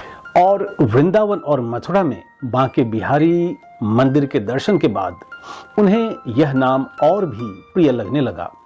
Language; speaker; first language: Hindi; native; Hindi